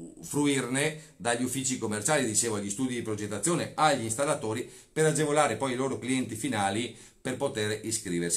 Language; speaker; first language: Italian; native; Italian